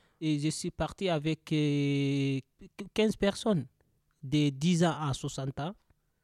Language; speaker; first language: French; non-native, learner; Soninke